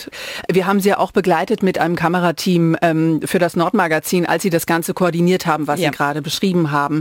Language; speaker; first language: German; native; German